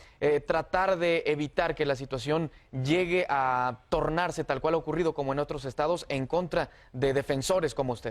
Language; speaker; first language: Spanish; native; Spanish